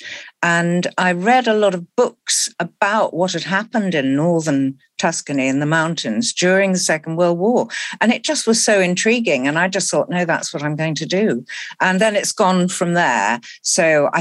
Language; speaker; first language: English; native; English